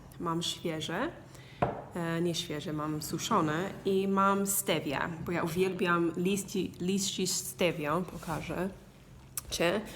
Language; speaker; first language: Polish; non-native, learner; English